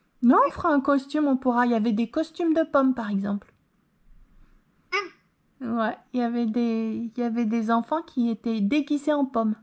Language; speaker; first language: French; native; French